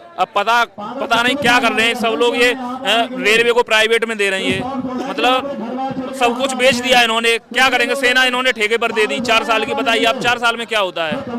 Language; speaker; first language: Hindi; native; Hindi